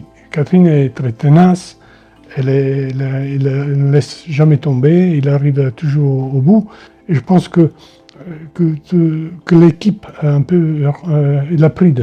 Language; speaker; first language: French; non-native, fluent; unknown